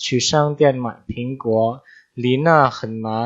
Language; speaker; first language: Chinese; non-native, fluent; Indonesian